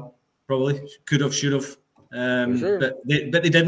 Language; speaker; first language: English; native; English